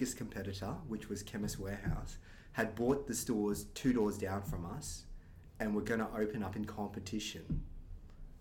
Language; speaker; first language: English; native; English